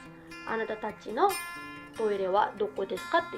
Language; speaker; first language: Japanese; non-native, fluent; Cebuano